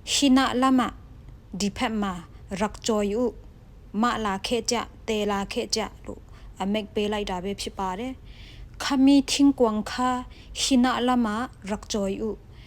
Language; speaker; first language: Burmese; non-native, local second language; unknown